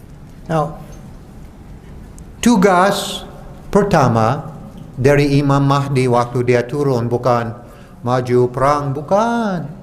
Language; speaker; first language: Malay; non-native, fluent; English